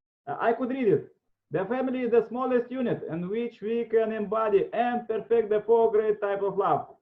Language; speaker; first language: English; non-native, learner; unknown